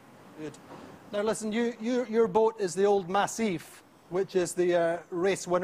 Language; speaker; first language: English; native; English